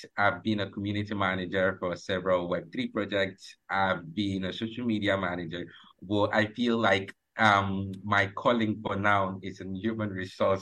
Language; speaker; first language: English; non-native, local second language; Ibibio